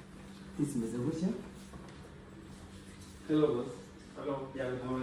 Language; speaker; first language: English; non-native, local second language; Kinyarwanda